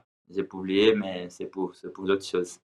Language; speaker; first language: French; non-native, learner; Portuguese